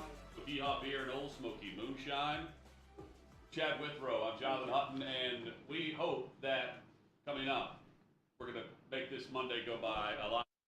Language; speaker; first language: English; native; English